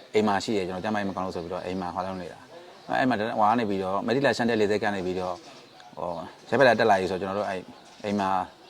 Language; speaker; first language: Burmese; native; Burmese